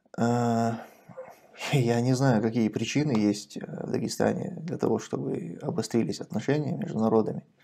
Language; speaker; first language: Russian; non-native, local second language; Chechen